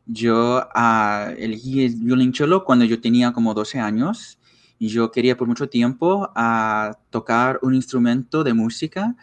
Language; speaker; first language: Spanish; non-native, learner; English